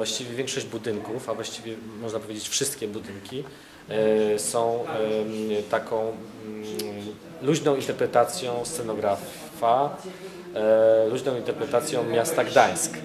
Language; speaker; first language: Polish; native; Polish